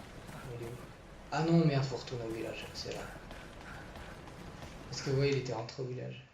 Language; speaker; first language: French; native; French